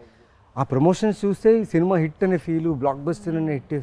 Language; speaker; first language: Telugu; native; Telugu